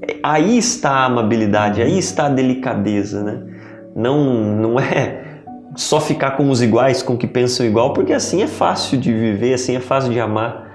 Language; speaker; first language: Portuguese; native; Portuguese